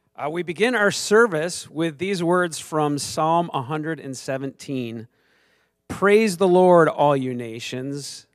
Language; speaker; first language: English; native; English